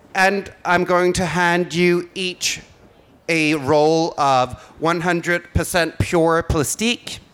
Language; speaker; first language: English; non-native, fluent; Danish